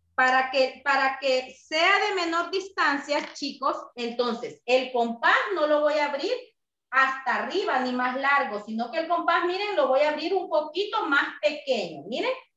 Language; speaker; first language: Spanish; native; Spanish